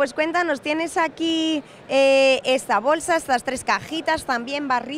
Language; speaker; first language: Spanish; native; Spanish